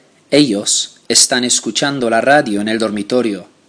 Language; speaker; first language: Spanish; non-native, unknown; English